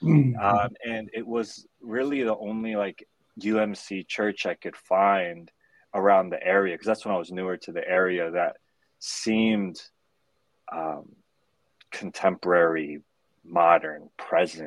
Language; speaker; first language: English; native; English